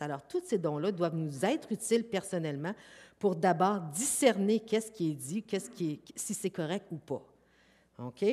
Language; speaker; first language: French; native; French